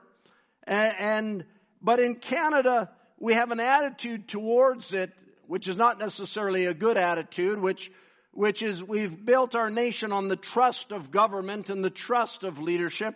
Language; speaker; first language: English; native; English